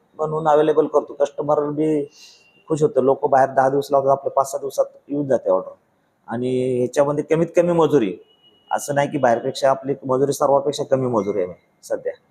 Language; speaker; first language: Marathi; native; Marathi